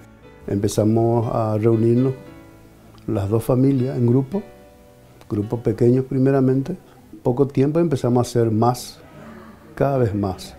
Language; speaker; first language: Spanish; native; Spanish